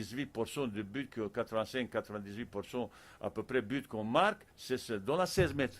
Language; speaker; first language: French; non-native, fluent; Bosnian